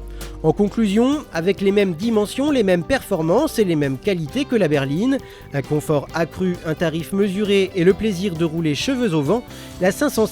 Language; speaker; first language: French; native; French